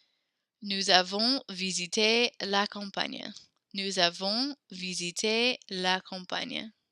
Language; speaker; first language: French; non-native, fluent; English